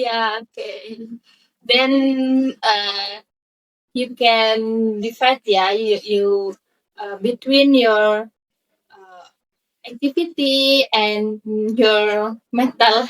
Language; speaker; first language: English; non-native, learner; Indonesian